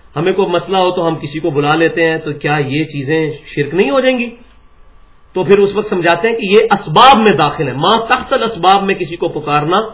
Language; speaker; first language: Urdu; non-native, local second language; Punjabi